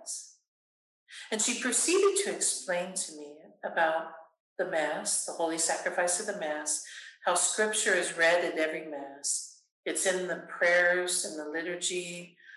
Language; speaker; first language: English; native; English